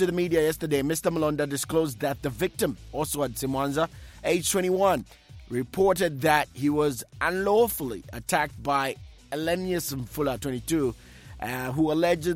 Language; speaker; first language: English; non-native, local second language; Bemba